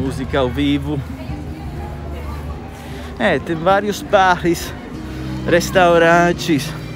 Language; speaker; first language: Portuguese; non-native, fluent; Italian